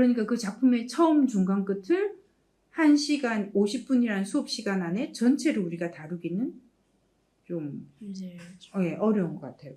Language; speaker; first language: Korean; native; Korean